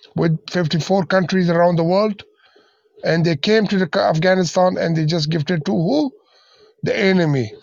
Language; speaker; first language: English; non-native, learner; Persian